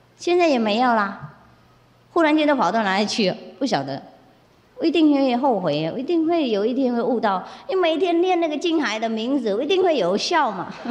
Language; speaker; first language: Chinese; non-native, fluent; Vietnamese